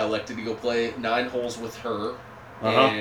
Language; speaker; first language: English; native; English